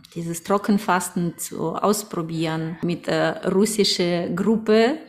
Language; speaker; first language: German; early bilingual, other home language; Russian